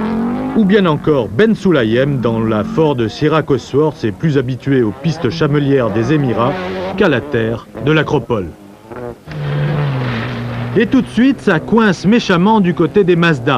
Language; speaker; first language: French; native; French